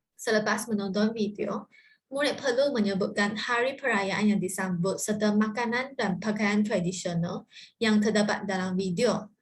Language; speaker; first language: Malay; non-native, local second language; Chinese